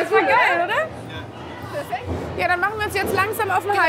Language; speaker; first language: German; native; German